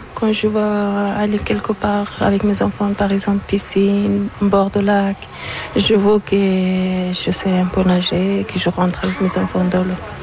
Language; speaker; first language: French; non-native, learner; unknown